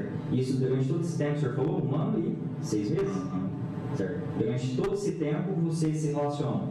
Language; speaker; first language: Portuguese; native; Portuguese